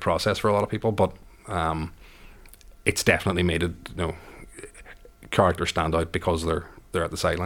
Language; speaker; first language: English; native; English